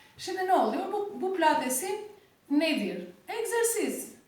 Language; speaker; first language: Turkish; non-native, learner; Albanian